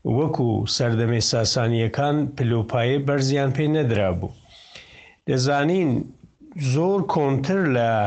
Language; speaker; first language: Central Kurdish; non-native, local second language; Southern Kurdish